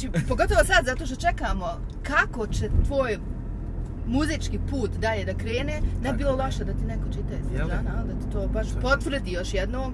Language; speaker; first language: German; early bilingual, other home language; Bosnian